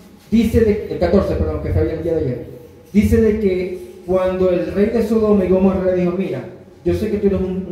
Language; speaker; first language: Spanish; native; Spanish